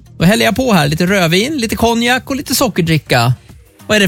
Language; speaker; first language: Swedish; native; Swedish